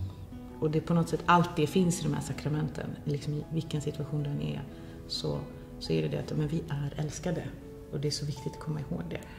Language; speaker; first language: Swedish; native; Swedish